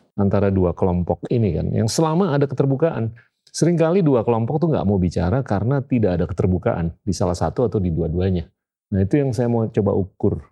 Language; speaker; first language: Indonesian; native; Indonesian